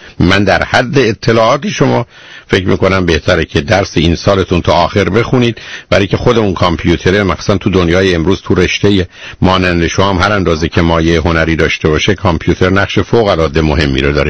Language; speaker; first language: Persian; native; Persian